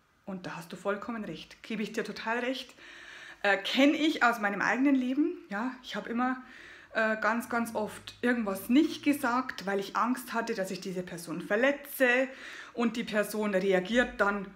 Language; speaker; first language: German; native; German